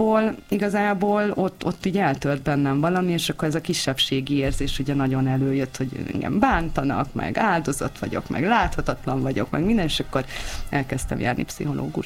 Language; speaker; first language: Hungarian; native; Hungarian